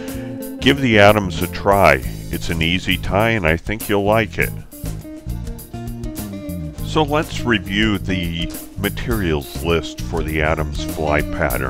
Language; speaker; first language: English; native; English